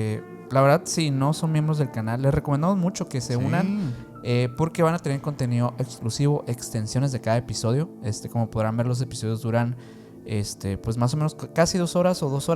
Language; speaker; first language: Spanish; native; Spanish